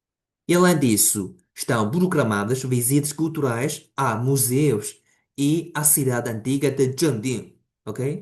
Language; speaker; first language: Portuguese; non-native, fluent; Chinese